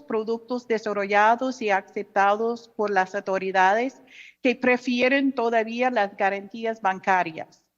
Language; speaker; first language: Spanish; non-native, fluent; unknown